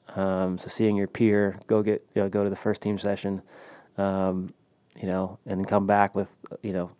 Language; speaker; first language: English; native; English